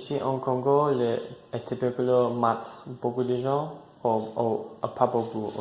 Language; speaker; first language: French; non-native, learner; English